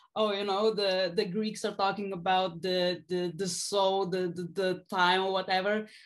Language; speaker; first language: English; non-native, fluent; Slovenian